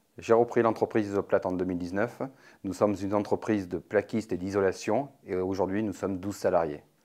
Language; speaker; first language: French; native; French